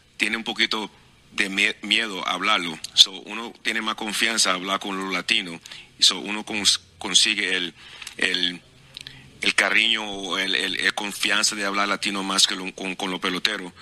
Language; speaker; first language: Spanish; non-native, local second language; Papiamento